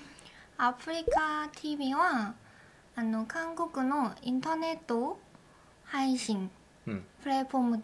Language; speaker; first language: Japanese; non-native, learner; Korean